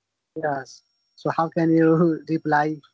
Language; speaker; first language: English; non-native, learner; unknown